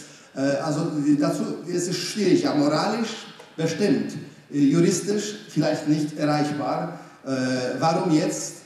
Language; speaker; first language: German; non-native, fluent; Polish